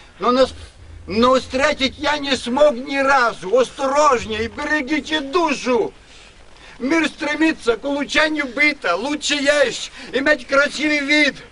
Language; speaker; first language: Russian; non-native, local second language; Ukrainian